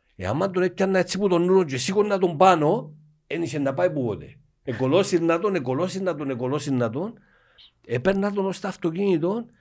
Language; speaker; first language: Greek; native; Greek